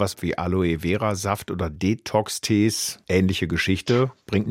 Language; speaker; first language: German; native; German